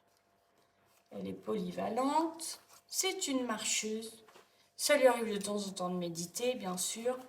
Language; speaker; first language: French; native; French